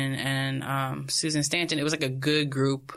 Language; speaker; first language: English; native; English